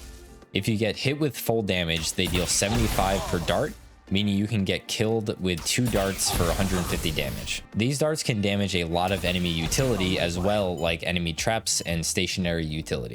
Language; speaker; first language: English; native; English